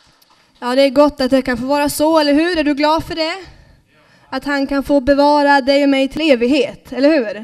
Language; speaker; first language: Swedish; native; Swedish